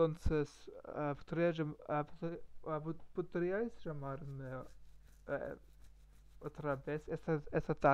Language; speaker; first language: Spanish; non-native, learner; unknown